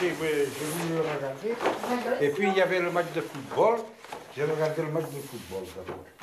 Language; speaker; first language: French; native; French